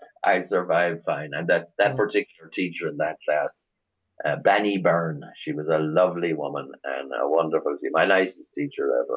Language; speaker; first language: English; native; English